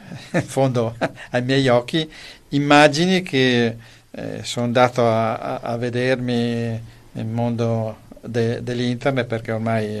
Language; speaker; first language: Italian; native; Italian